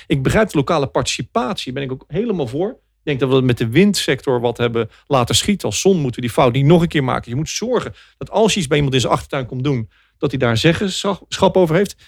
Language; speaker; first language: Dutch; native; Dutch